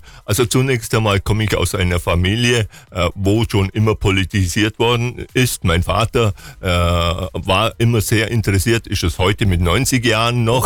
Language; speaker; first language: German; native; German